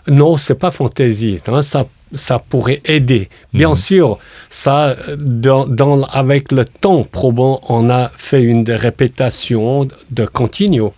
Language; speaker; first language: French; non-native, learner; Chinese